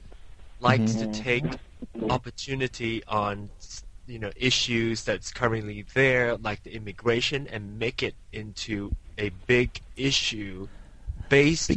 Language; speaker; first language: English; non-native, local second language; Min Nan Chinese